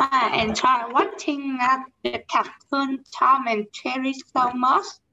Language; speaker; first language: English; non-native, learner; Vietnamese